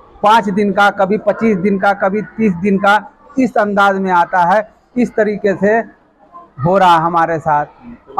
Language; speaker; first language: Hindi; native; Hindi